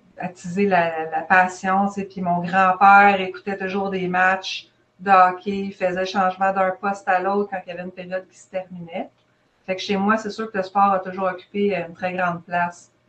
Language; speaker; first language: French; native; French